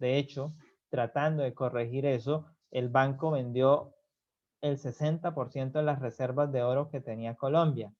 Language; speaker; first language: Spanish; native; Spanish